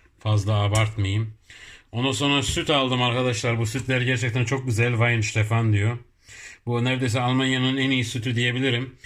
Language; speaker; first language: Turkish; early bilingual, heritage; Turkish